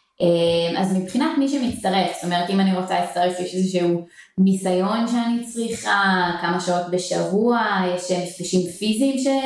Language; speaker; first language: Hebrew; native; Hebrew